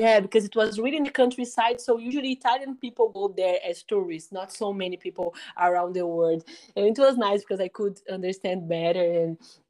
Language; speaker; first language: English; non-native, fluent; Portuguese